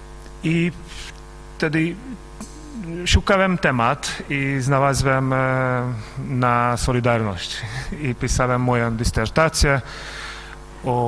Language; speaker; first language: Polish; non-native, fluent; Hungarian